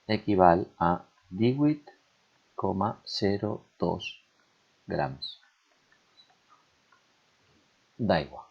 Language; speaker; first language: Catalan; native; Catalan